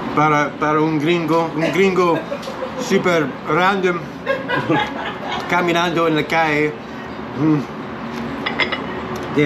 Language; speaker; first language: Spanish; non-native, learner; English